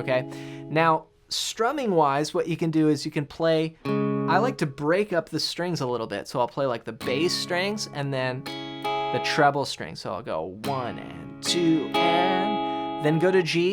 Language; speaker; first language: English; native; English